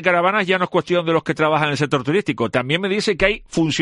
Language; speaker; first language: Spanish; native; Spanish